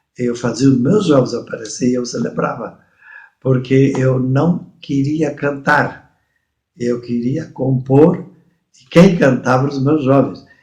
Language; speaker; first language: Portuguese; native; Portuguese